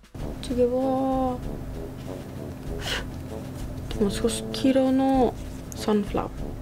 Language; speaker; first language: Japanese; non-native, learner; English